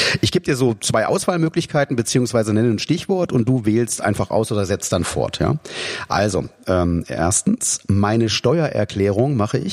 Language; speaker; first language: German; native; German